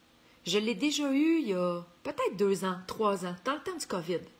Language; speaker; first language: French; native; French